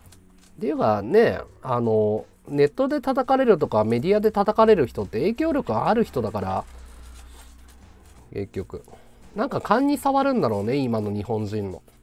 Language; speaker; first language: Japanese; native; Japanese